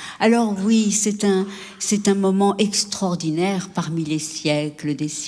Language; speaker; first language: French; native; French